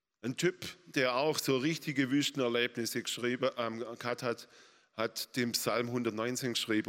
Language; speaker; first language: German; native; German